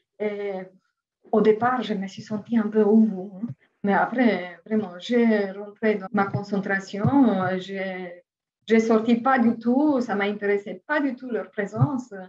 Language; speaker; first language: French; non-native, fluent; Romanian